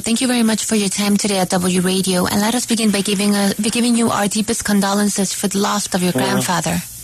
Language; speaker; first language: English; non-native, fluent; Spanish